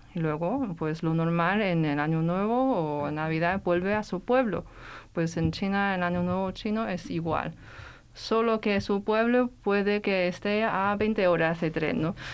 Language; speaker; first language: Spanish; non-native, fluent; Chinese